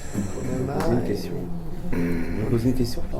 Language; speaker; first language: French; native; French